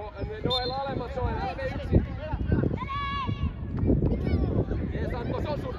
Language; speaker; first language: Finnish; native; Finnish